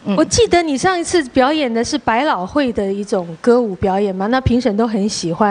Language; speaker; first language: Chinese; native; Chinese